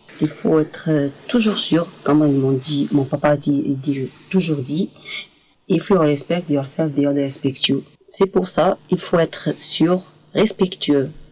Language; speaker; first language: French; non-native, local second language; Arabic